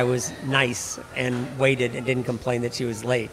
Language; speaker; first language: English; native; English